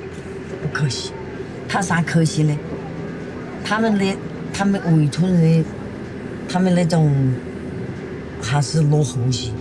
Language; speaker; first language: Chinese; native; Chinese